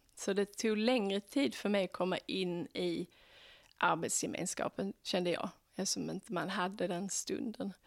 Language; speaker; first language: Swedish; native; Swedish